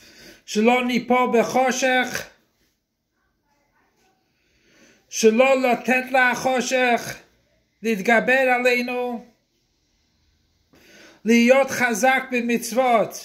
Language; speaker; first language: Hebrew; non-native, fluent; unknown